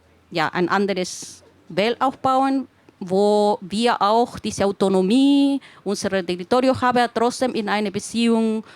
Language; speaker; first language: German; non-native, fluent; Spanish